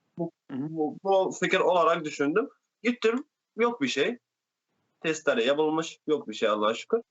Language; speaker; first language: Turkish; non-native, fluent; Arabic